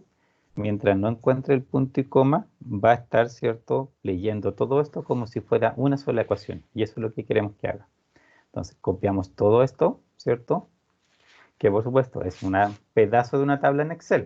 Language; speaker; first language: Spanish; native; Spanish